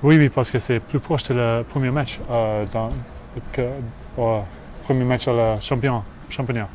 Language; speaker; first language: French; non-native, learner; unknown